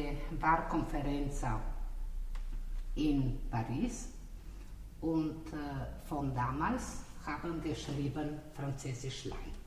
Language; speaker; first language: German; non-native, learner; Slovenian